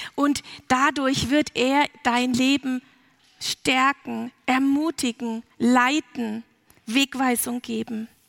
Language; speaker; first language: German; early bilingual, heritage; German